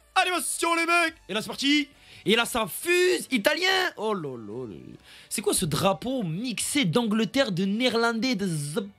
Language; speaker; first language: French; native; French